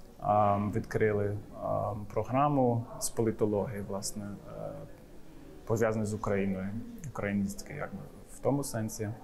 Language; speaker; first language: Ukrainian; non-native, fluent; English